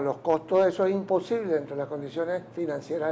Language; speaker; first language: Spanish; native; Spanish